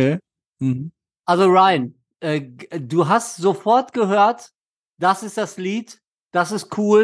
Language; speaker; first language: German; native; German